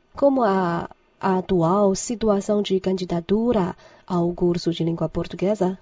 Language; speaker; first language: Portuguese; non-native, fluent; Chinese